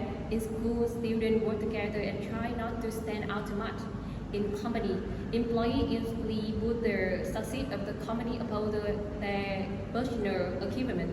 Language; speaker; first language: English; non-native, learner; Vietnamese